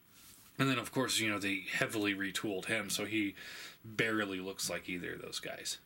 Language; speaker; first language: English; native; English